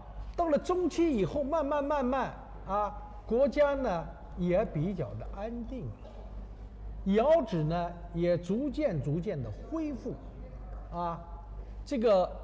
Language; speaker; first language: Chinese; native; Chinese